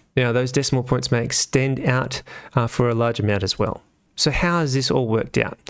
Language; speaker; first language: English; native; English